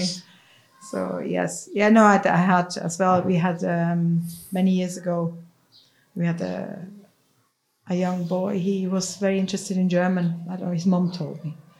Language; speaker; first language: English; non-native, fluent; Swiss German